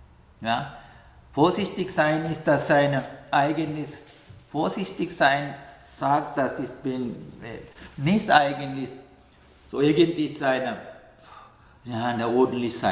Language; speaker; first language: German; non-native, learner; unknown